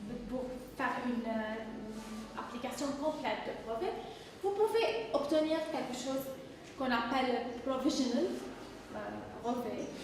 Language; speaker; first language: French; non-native, fluent; English